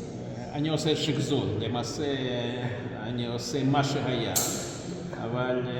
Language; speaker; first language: Hebrew; non-native, local second language; Russian